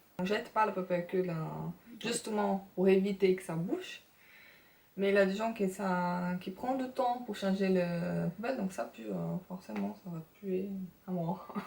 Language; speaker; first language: French; non-native, fluent; Portuguese